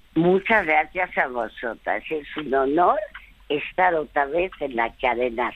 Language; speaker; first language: Spanish; early bilingual, other home language; French